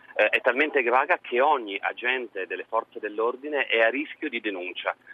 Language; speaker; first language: Italian; native; Italian